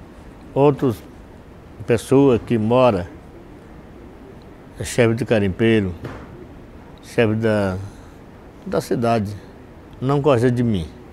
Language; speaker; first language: Portuguese; non-native, local second language; Yanomámi